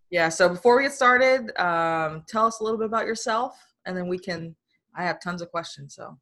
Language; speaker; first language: English; native; English